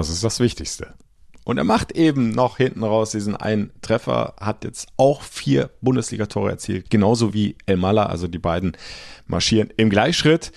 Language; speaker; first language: German; native; German